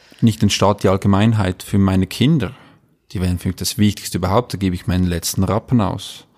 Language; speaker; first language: German; native; German